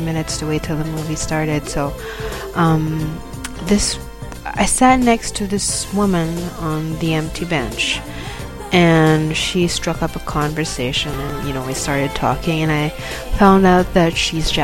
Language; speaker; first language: English; non-native, local second language; Filipino